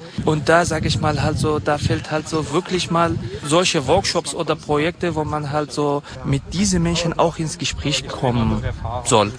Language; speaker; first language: German; non-native, fluent; Kurdish